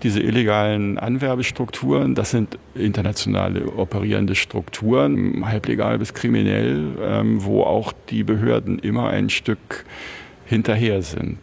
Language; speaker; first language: German; native; German